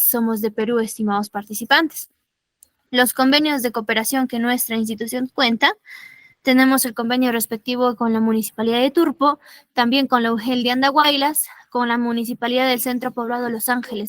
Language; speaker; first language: Spanish; native; Spanish